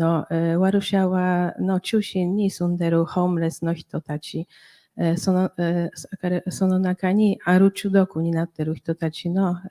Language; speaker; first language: Japanese; non-native, fluent; Polish